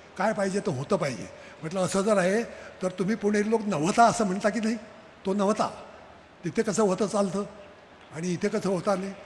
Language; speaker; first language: Marathi; native; Marathi